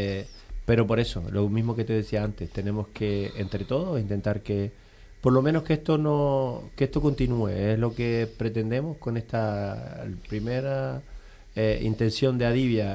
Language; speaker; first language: Spanish; native; Spanish